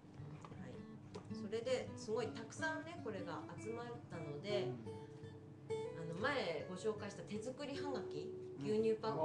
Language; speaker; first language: Japanese; native; Japanese